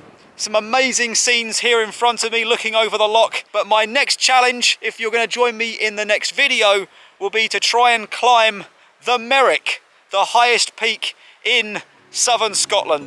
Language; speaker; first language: English; native; English